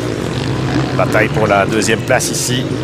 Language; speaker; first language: French; native; French